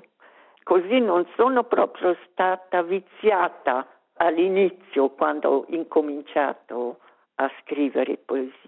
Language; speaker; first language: Italian; non-native, local second language; Romansh